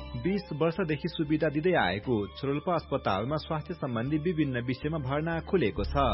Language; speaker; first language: Nepali; native; Nepali